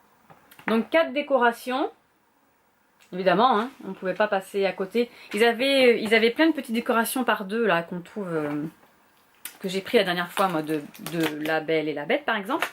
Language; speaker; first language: French; native; French